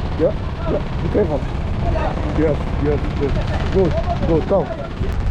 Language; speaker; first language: English; non-native, learner; Arabic